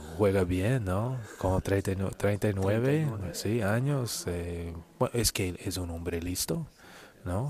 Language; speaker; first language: Spanish; non-native, learner; English